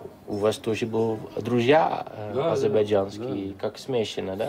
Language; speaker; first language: Russian; non-native, learner; Dutch